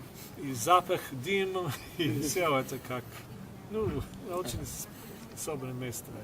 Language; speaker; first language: Russian; non-native, fluent; English